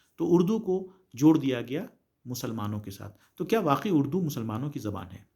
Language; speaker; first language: Urdu; native; Urdu